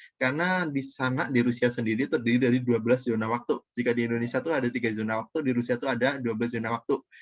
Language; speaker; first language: Indonesian; native; Indonesian